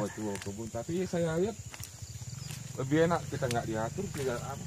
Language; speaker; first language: Indonesian; native; Indonesian